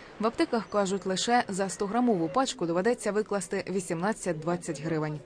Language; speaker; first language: Ukrainian; native; Ukrainian